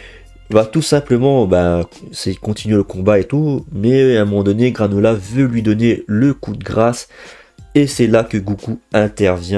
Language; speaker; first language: French; native; French